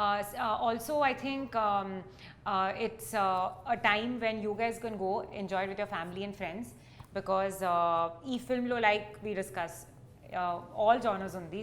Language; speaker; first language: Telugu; non-native, learner; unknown